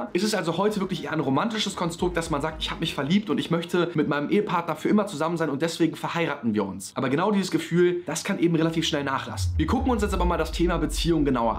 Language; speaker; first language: German; native; German